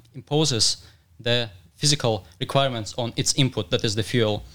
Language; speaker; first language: English; non-native, fluent; Russian